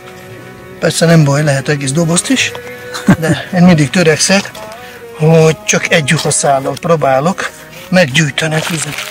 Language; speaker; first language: Hungarian; non-native, fluent; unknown